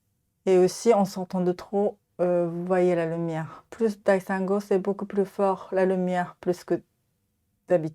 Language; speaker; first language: French; non-native, fluent; Japanese